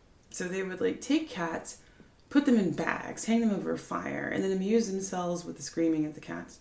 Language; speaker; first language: English; native; English